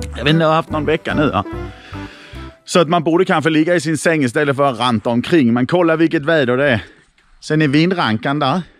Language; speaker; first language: Swedish; native; Swedish